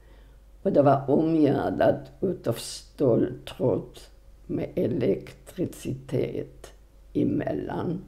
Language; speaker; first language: Swedish; non-native, fluent; Polish